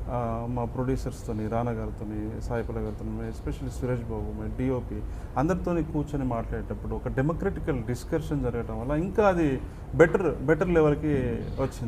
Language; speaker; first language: Telugu; native; Telugu